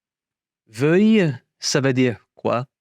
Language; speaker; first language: French; non-native, learner; English